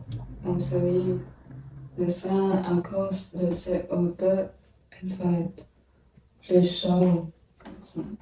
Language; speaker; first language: French; non-native, learner; Chinese